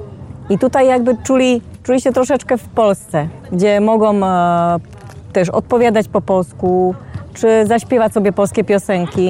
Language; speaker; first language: Polish; early bilingual, heritage; Polish